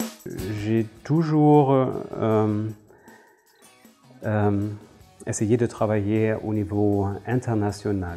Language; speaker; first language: French; non-native, fluent; German